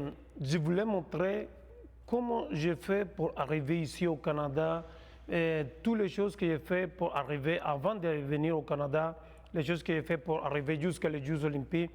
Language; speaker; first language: French; non-native, fluent; Spanish